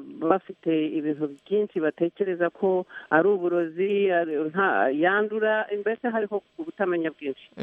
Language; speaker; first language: Kinyarwanda; early bilingual, heritage; Kinyarwanda